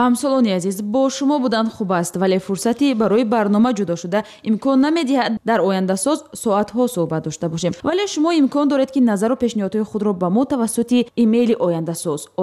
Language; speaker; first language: Tajik; native; Tajik